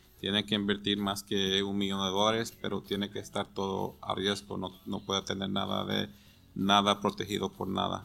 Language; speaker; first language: Spanish; early bilingual, heritage; Spanish